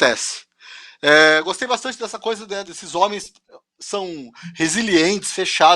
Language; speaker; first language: Portuguese; native; Portuguese